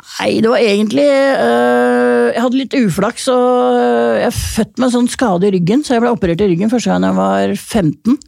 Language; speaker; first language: Norwegian; native; Norwegian